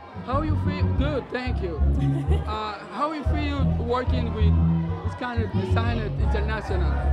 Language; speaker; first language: English; non-native, learner; Spanish